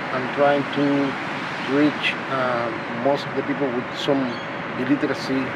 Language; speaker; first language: English; non-native, fluent; Spanish